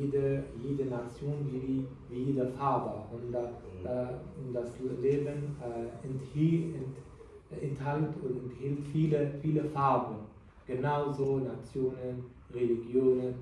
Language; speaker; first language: German; non-native, learner; Kurdish